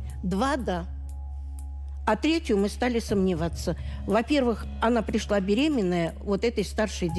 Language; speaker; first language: Russian; native; Russian